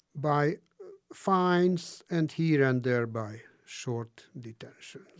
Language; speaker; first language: English; non-native, fluent; Hungarian